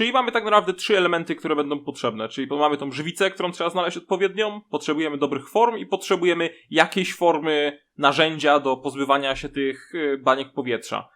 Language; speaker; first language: Polish; native; Polish